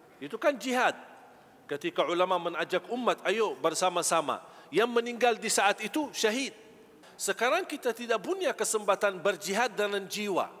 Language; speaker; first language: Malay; non-native, fluent; Arabic